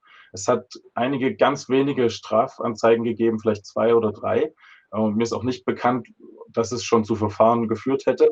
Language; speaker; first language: German; native; German